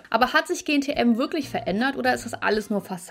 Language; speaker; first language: German; native; German